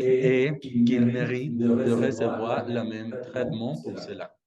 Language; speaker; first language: French; non-native, learner; Spanish